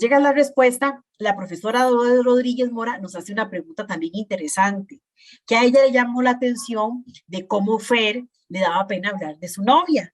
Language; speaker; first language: Spanish; native; Spanish